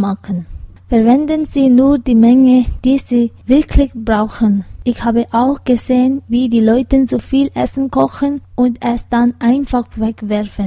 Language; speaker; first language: German; non-native, learner; Tibetan